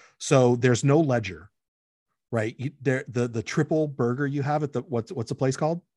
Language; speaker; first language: English; early bilingual, other home language; Spanish